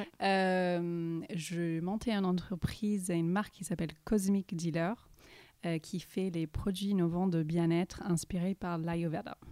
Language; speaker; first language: French; early bilingual, heritage; English